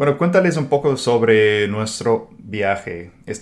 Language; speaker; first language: Spanish; non-native, fluent; English